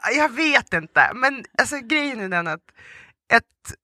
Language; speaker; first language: Swedish; early bilingual, other home language; Russian